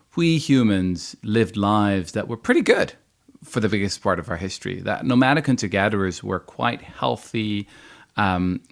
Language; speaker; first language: English; non-native, fluent; Dutch